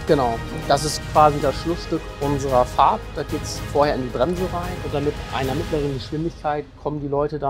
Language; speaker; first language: German; native; German